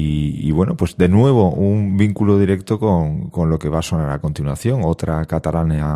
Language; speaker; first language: Spanish; native; Spanish